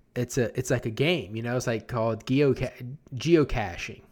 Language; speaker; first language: English; native; English